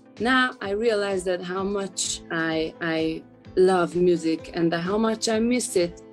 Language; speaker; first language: English; non-native, fluent; Hungarian